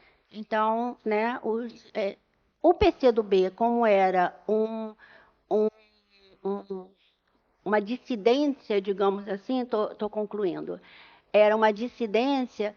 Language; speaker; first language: Portuguese; native; Portuguese